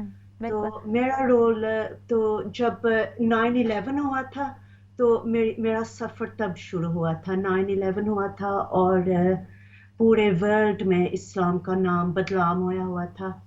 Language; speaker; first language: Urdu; early bilingual, heritage; Urdu